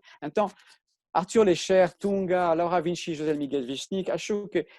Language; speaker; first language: Portuguese; non-native, fluent; French